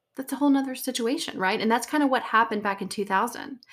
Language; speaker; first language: English; native; English